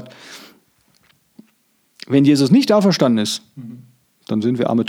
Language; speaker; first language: German; native; German